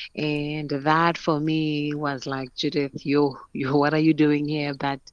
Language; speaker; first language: English; non-native, local second language; Northern Sotho